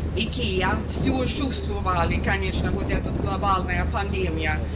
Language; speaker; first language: Russian; non-native, learner; Swedish